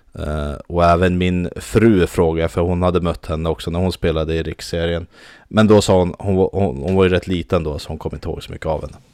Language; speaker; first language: Swedish; native; Swedish